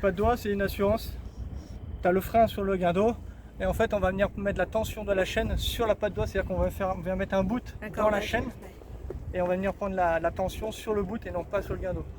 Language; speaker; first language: French; native; French